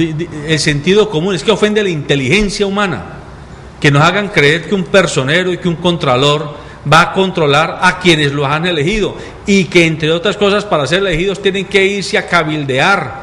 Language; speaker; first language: Spanish; native; Spanish